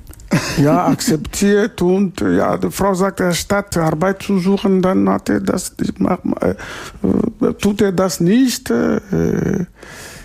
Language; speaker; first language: German; non-native, learner; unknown